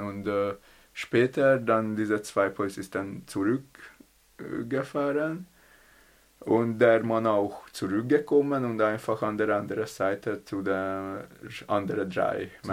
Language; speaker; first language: German; non-native, learner; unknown